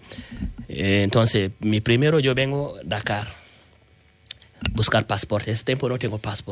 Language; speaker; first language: Spanish; non-native, learner; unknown